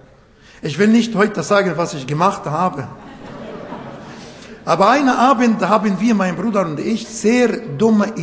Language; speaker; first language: German; non-native, learner; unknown